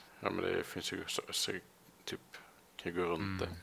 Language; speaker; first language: Swedish; native; Swedish